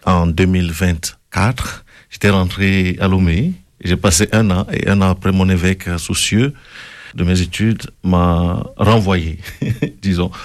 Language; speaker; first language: French; non-native, local second language; Ewe